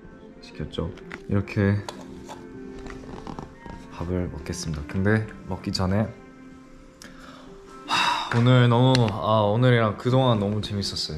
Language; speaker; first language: Korean; early bilingual, heritage; English